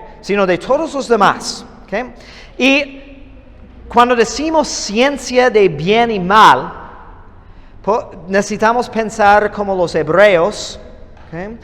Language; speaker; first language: Spanish; non-native, fluent; English